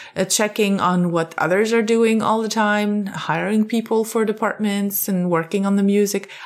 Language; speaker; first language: English; non-native, fluent; Arabic